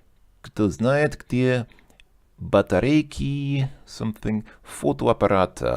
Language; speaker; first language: Russian; non-native, learner; English